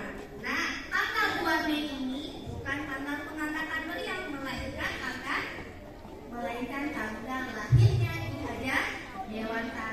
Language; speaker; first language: Indonesian; native; Indonesian